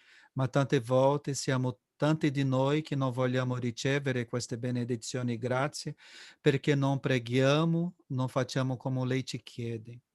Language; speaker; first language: Italian; non-native, fluent; Portuguese